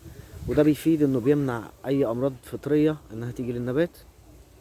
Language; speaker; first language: Arabic; native; Arabic